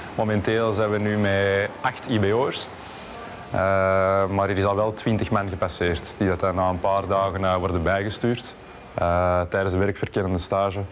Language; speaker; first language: Dutch; native; Dutch